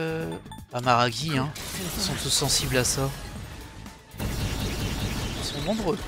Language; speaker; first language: French; native; French